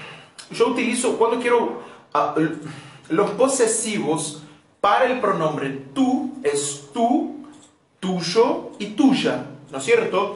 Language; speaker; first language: Spanish; non-native, fluent; Portuguese